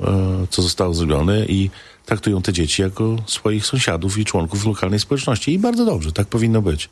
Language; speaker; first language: Polish; native; Polish